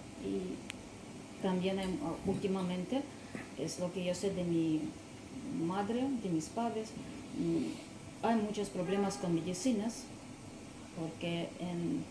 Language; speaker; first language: Spanish; non-native, learner; Russian